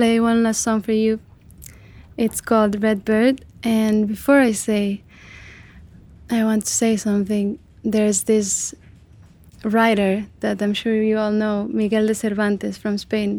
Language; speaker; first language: English; non-native, fluent; Catalan